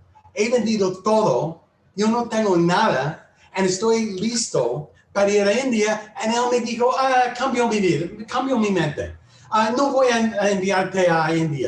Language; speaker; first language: Spanish; non-native, learner; English